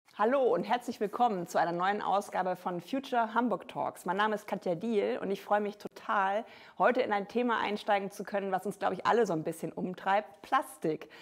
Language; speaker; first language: German; native; German